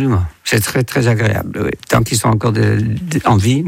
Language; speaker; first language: French; non-native, fluent; Dutch